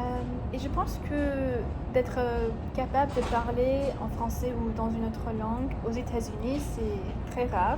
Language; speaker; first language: French; non-native, learner; English